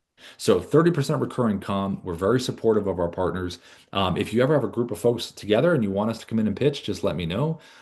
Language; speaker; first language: English; native; English